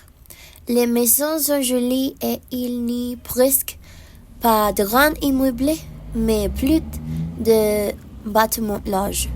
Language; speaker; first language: French; non-native, learner; Spanish